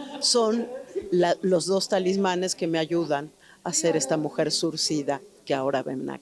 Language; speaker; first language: Spanish; native; Spanish